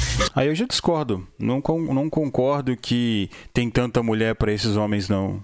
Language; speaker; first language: Portuguese; native; Portuguese